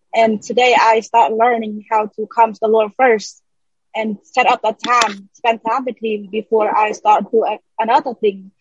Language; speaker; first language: English; non-native, learner; Vietnamese